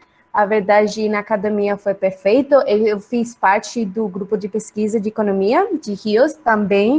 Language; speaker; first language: Portuguese; non-native, learner; Spanish